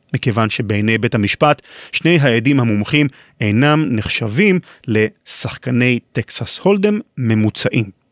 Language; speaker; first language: Hebrew; native; Hebrew